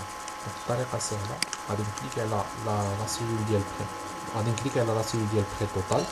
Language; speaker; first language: Arabic; native; Arabic